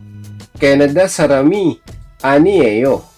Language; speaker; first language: Korean; non-native, learner; Filipino